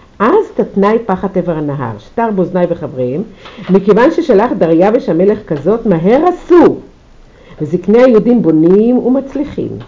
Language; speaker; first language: Hebrew; native; Hebrew